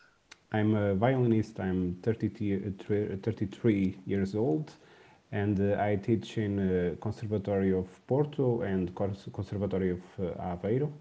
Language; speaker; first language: English; non-native, learner; Portuguese